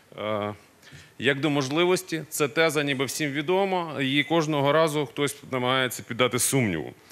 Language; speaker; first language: Ukrainian; non-native, local second language; Russian